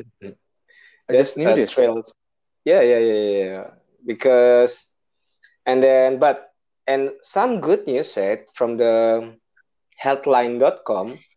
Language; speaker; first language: English; non-native, learner; Indonesian